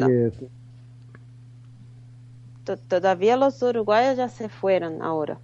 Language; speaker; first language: Spanish; non-native, fluent; Portuguese